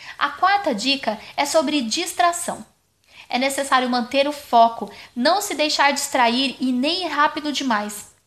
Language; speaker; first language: Portuguese; non-native, fluent; German